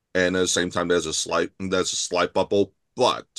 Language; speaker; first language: English; non-native, local second language; Cantonese